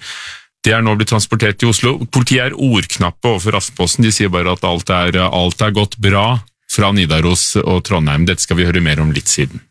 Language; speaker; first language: Norwegian; native; Norwegian